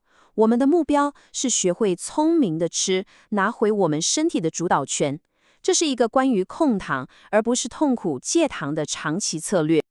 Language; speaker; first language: Chinese; native; Chinese